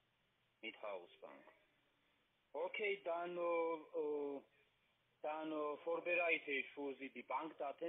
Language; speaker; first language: German; non-native, fluent; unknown